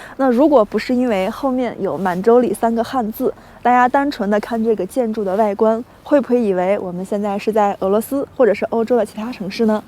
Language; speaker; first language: Chinese; native; Chinese